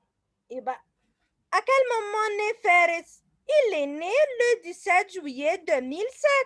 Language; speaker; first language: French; non-native, fluent; Arabic